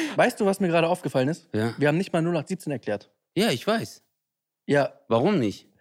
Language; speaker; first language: German; native; German